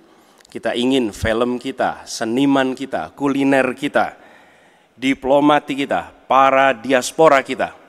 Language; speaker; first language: Indonesian; native; Indonesian